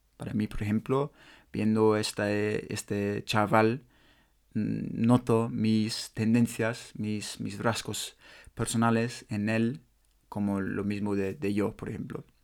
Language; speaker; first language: Spanish; non-native, learner; English